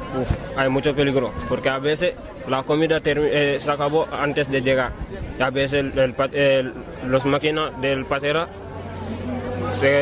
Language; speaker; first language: Spanish; non-native, learner; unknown